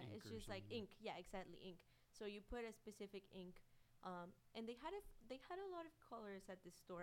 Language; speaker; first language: English; non-native, fluent; Spanish